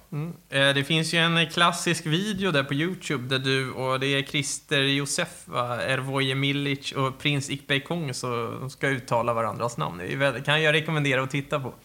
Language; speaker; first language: Swedish; native; Swedish